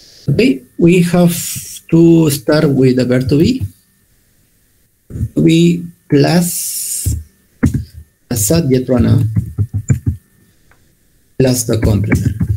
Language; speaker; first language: English; non-native, learner; Spanish